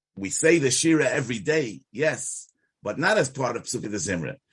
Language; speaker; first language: English; native; English